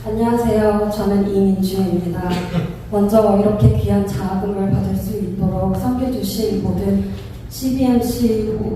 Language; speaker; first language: Korean; early bilingual, heritage; Korean